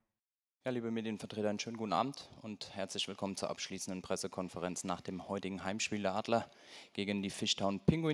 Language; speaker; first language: German; native; German